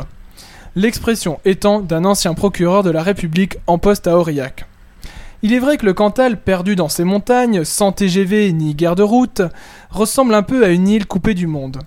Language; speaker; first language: French; native; French